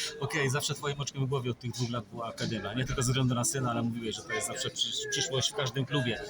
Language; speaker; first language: Polish; native; Polish